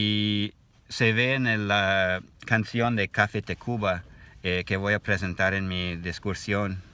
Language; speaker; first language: Spanish; non-native, learner; English